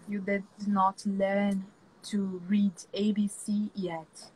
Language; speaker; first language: English; non-native, fluent; Portuguese